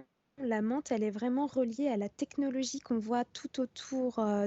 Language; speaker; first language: French; native; French